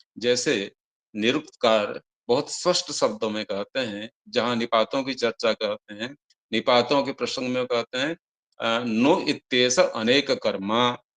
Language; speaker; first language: Hindi; non-native, local second language; Odia